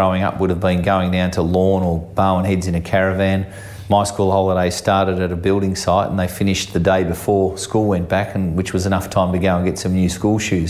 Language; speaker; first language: English; native; English